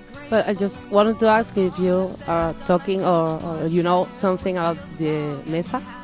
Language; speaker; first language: English; non-native, learner; Spanish